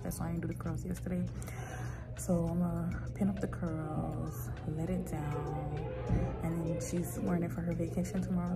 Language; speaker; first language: English; native; English